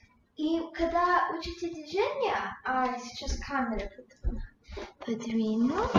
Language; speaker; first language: Russian; early bilingual, heritage; Russian